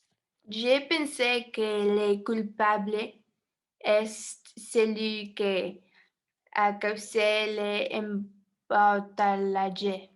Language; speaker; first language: French; non-native, learner; Spanish